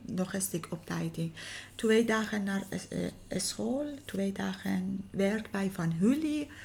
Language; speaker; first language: Dutch; non-native, learner; Persian